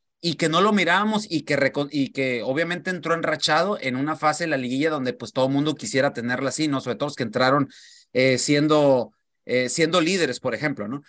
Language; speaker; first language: Spanish; native; Spanish